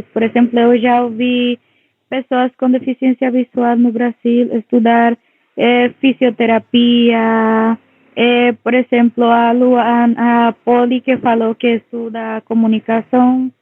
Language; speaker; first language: Portuguese; non-native, local second language; Spanish